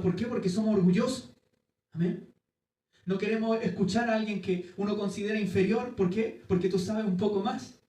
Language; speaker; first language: Spanish; native; Spanish